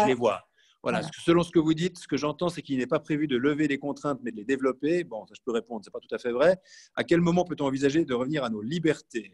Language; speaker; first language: French; native; French